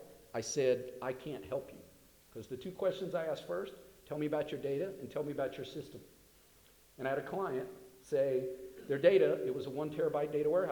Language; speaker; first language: English; native; English